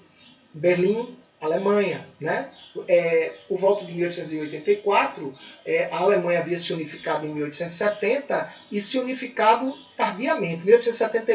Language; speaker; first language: Portuguese; native; Portuguese